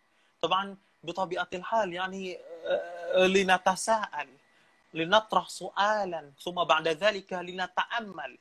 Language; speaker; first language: Arabic; non-native, fluent; Indonesian